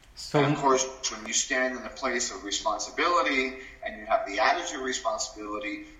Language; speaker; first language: English; early bilingual, other home language; Spanish